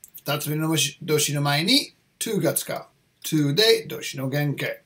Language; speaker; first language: Japanese; non-native, learner; English